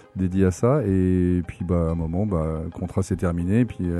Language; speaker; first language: French; native; French